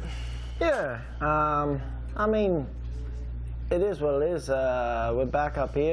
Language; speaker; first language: English; native; English